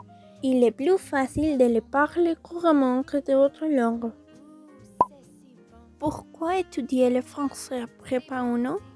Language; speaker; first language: French; non-native, learner; Spanish